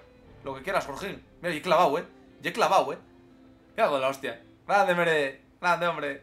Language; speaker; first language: Spanish; native; Spanish